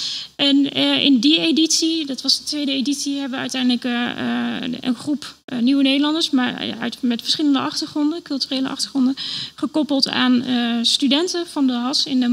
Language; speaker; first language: Dutch; native; Dutch